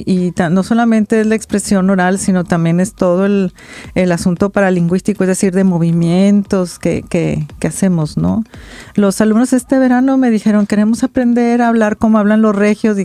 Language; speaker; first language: Spanish; native; Spanish